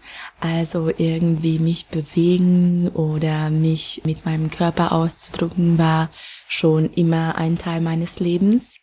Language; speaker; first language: German; non-native, fluent; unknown